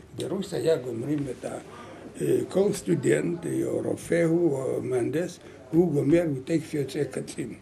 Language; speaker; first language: Hebrew; non-native, learner; Lithuanian